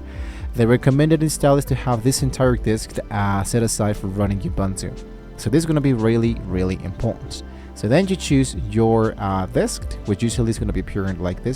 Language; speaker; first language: English; non-native, fluent; Spanish